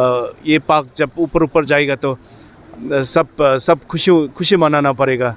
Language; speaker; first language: Hindi; non-native, fluent; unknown